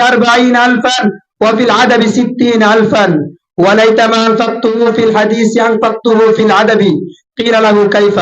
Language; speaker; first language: Arabic; non-native, learner; Bangla